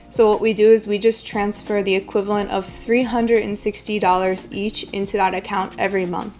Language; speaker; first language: English; native; English